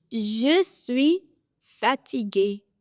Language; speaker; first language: French; non-native, fluent; English